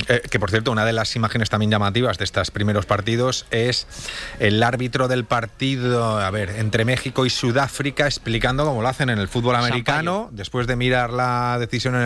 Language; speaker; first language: Spanish; native; Spanish